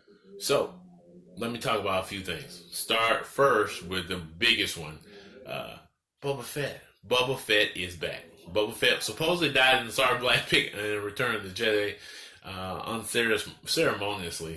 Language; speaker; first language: English; native; English